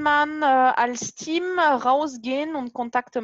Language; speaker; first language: German; non-native, fluent; French